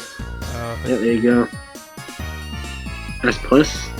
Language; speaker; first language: English; native; English